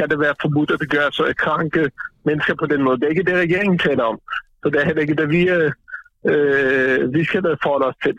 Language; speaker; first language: Danish; non-native, fluent; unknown